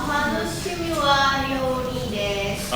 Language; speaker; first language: Japanese; non-native, learner; Indonesian